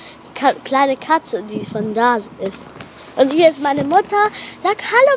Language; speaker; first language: German; non-native, learner; French